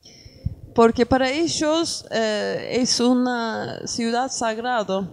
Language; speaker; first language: Spanish; non-native, learner; Kurdish